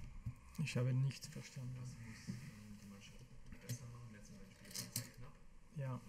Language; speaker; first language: German; non-native, local second language; French